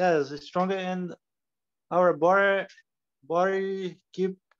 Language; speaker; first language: English; non-native, learner; Portuguese